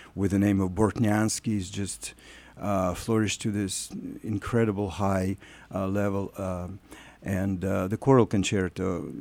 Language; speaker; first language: English; non-native, fluent; Russian